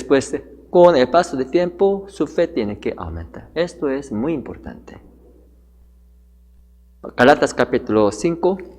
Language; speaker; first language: Spanish; non-native, fluent; Korean